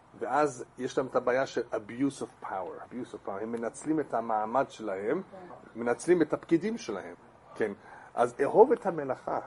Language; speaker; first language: Hebrew; non-native, fluent; English